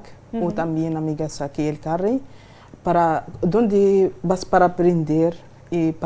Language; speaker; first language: Spanish; non-native, learner; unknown